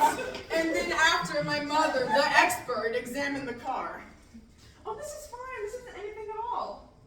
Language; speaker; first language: English; native; English